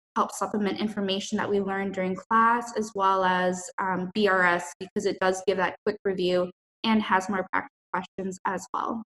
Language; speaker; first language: English; native; English